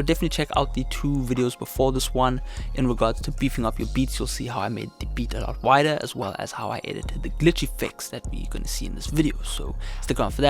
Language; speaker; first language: English; native; English